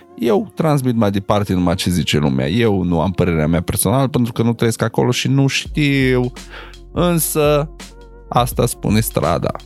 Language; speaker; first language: Romanian; non-native, local second language; Hungarian